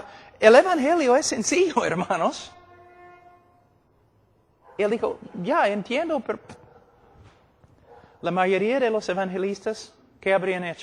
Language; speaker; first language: Spanish; non-native, fluent; English